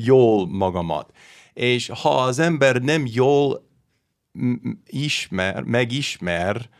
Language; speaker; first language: Hungarian; non-native, learner; English